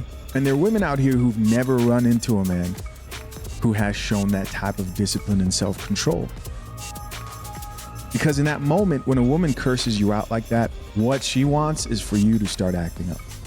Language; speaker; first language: English; native; English